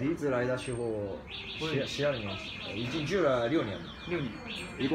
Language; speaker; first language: Chinese; non-native, fluent; Japanese